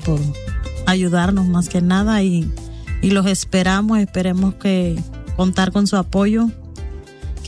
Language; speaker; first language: Spanish; native; Spanish